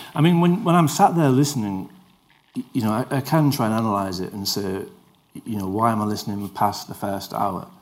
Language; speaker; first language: English; native; English